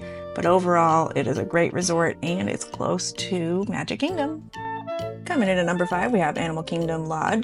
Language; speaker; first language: English; native; English